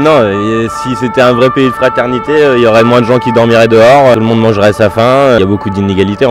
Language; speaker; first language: French; native; French